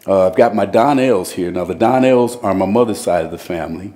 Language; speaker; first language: English; native; English